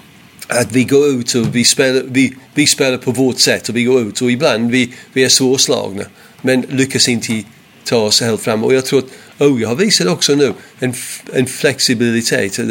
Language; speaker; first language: Swedish; non-native, fluent; English